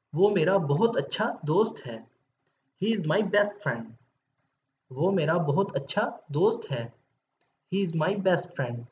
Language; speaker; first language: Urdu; native; Urdu